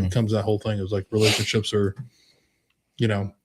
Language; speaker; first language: English; native; English